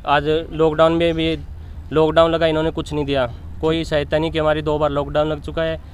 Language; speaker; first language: Hindi; native; Hindi